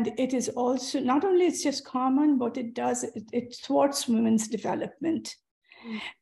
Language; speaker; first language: English; non-native, local second language; Bangla